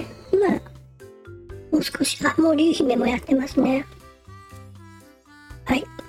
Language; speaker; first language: Japanese; native; Japanese